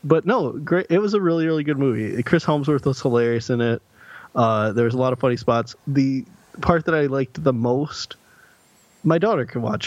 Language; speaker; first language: English; native; English